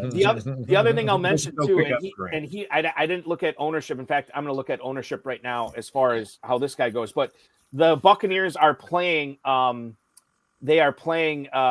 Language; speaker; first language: English; native; English